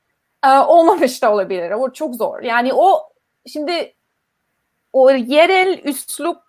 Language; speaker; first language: Turkish; non-native, fluent; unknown